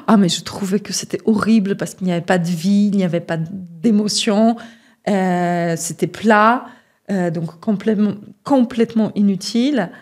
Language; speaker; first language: French; non-native, fluent; Polish